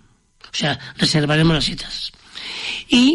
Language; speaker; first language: Spanish; native; Spanish